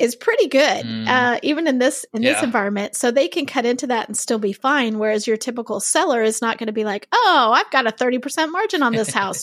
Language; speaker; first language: English; native; English